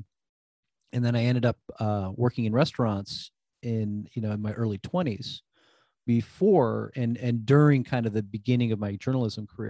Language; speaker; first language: English; native; English